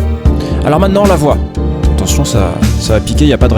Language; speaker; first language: French; native; French